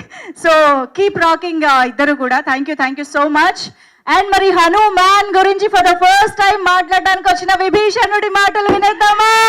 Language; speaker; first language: Telugu; native; Telugu